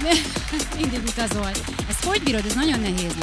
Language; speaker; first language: Hungarian; native; Hungarian